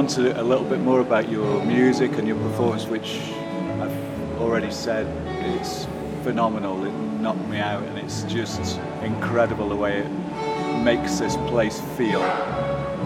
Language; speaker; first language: English; native; English